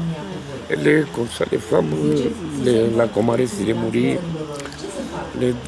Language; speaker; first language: French; non-native, learner; Romanian